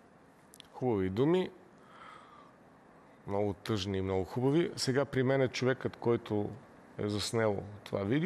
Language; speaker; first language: Bulgarian; native; Bulgarian